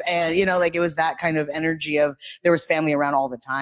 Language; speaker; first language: English; native; English